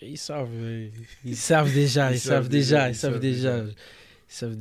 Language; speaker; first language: French; early bilingual, other home language; Portuguese